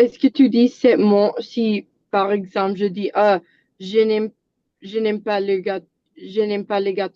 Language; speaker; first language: French; non-native, learner; English